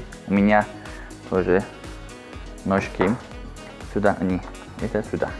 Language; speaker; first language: Russian; non-native, learner; Azerbaijani